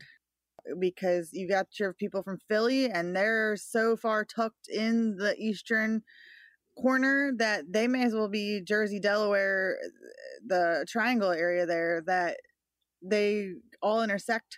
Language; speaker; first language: English; native; English